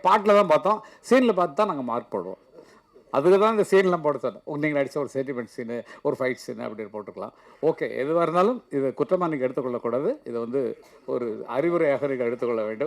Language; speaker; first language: Tamil; native; Tamil